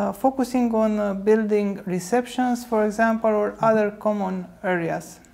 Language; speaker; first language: English; non-native, fluent; Romanian